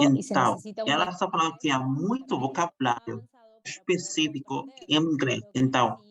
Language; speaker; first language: Portuguese; non-native, fluent; Spanish